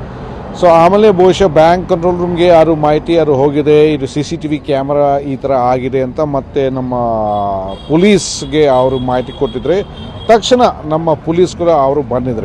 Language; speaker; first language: Kannada; non-native, fluent; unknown